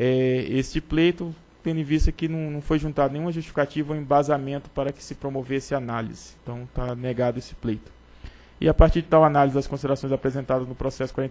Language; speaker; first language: Portuguese; native; Portuguese